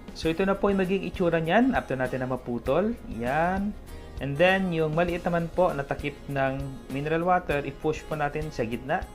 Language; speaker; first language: Filipino; non-native, local second language; Cebuano